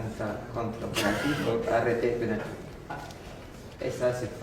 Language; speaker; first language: French; non-native, learner; Italian